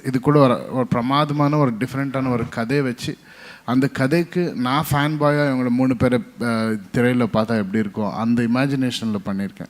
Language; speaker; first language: Tamil; non-native, local second language; Kannada